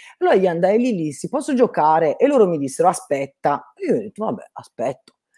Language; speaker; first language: Italian; native; Italian